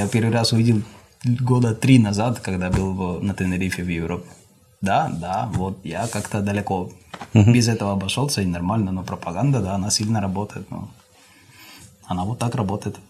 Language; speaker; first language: Russian; non-native, fluent; Spanish